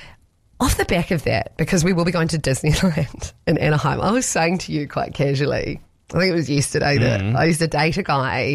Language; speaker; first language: English; native; English